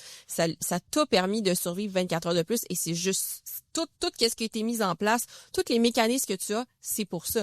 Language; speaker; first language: French; native; French